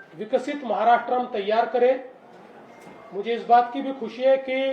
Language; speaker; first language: Hindi; non-native, local second language; Marathi